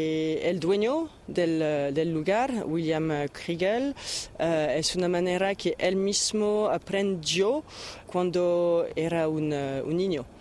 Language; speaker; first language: Spanish; non-native, fluent; French